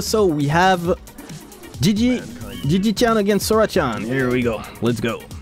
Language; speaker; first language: English; non-native, fluent; French